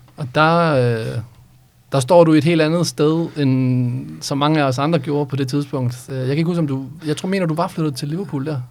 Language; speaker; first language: Danish; early bilingual, other home language; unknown